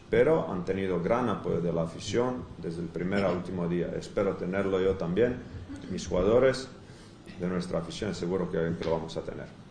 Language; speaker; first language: Spanish; non-native, fluent; Croatian